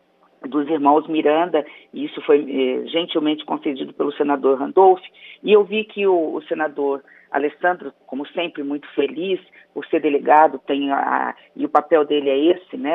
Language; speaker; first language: Portuguese; native; Portuguese